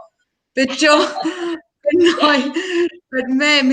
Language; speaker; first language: Italian; early bilingual, heritage; Sicilian